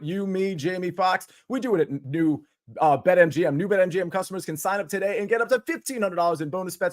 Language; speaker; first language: English; native; English